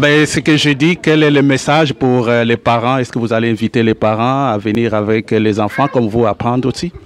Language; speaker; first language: French; native; French